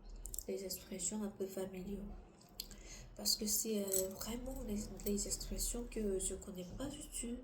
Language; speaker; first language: French; non-native, learner; Korean